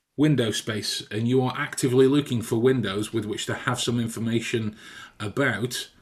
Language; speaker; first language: English; native; English